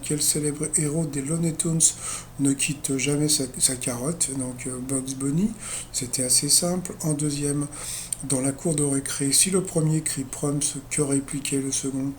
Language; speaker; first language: French; native; French